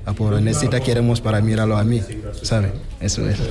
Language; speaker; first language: Spanish; non-native, learner; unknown